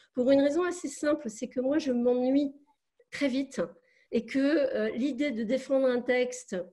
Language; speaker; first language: French; native; French